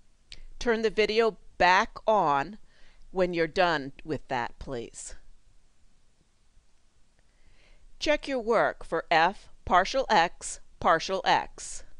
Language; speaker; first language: English; native; English